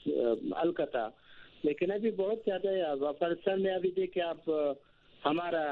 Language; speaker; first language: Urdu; non-native, fluent; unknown